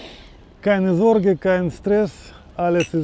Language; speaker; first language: German; non-native, learner; Russian